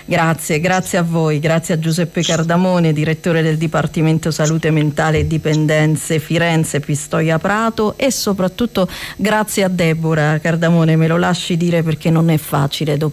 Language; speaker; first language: Italian; native; Italian